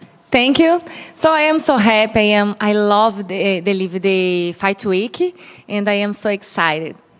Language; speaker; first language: English; non-native, learner; Portuguese